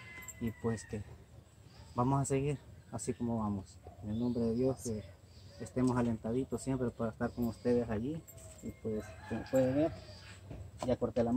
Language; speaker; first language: Spanish; native; Spanish